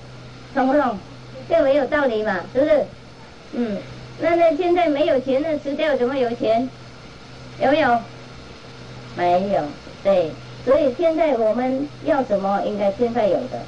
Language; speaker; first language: Chinese; non-native, fluent; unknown